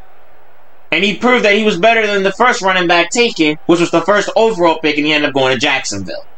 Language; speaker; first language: English; native; English